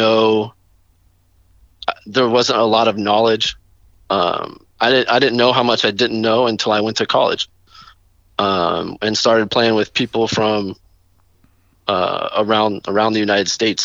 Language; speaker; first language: English; native; English